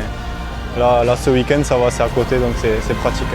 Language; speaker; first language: French; native; French